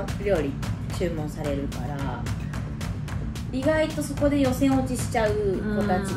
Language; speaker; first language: Japanese; native; Japanese